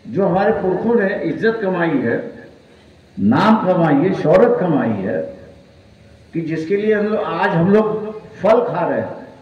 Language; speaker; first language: Hindi; non-native, local second language; Marathi